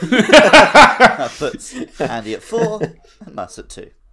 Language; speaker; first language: English; native; English